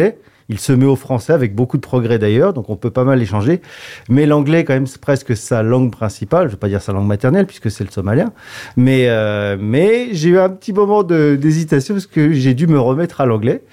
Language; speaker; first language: French; native; French